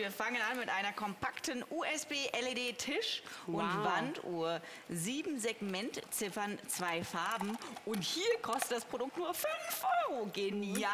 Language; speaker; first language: German; native; German